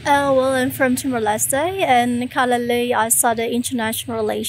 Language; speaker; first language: English; non-native, fluent; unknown